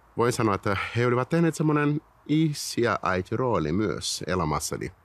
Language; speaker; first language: Finnish; non-native, fluent; Portuguese